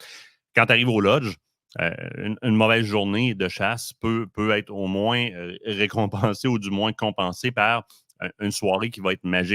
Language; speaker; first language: French; native; French